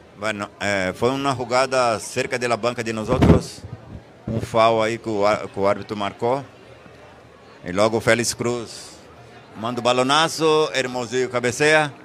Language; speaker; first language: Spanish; non-native, fluent; Portuguese